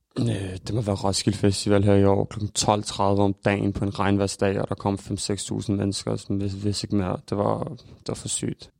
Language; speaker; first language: Danish; early bilingual, other home language; Albanian